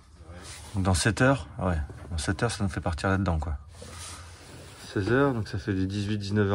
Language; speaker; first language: French; native; French